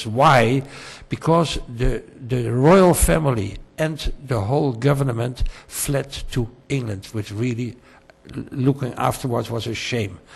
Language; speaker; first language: English; non-native, fluent; Dutch